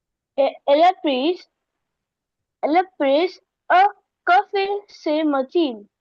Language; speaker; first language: French; non-native, learner; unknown